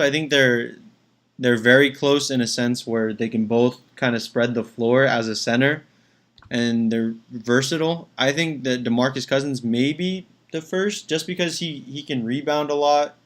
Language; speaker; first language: English; native; English